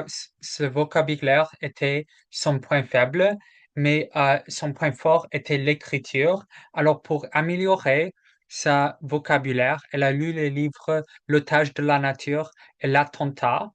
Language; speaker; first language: French; non-native, learner; English